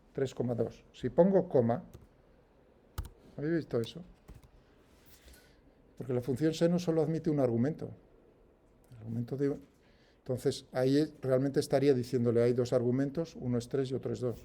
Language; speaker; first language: Spanish; native; Spanish